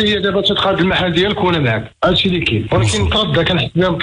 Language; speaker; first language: Arabic; native; Arabic